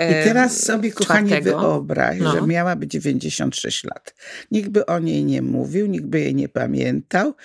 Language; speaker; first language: Polish; native; Polish